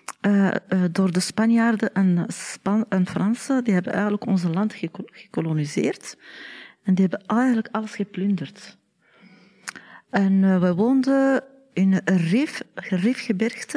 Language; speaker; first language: Dutch; non-native, learner; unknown